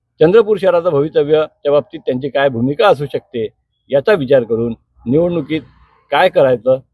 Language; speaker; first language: Marathi; native; Marathi